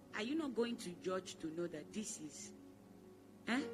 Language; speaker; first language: English; non-native, local second language; Igbo